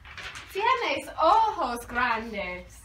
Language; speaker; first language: Spanish; non-native, learner; English